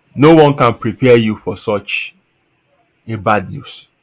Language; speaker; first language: English; non-native, local second language; Yoruba